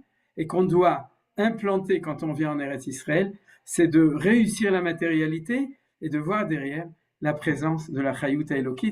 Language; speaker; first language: French; native; French